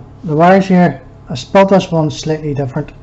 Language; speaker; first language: English; native; English